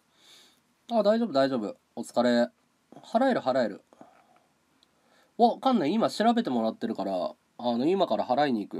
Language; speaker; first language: Japanese; native; Japanese